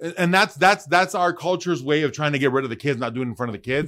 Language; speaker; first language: English; early bilingual, other home language; Spanish